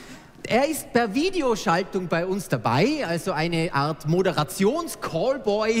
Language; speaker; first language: German; native; German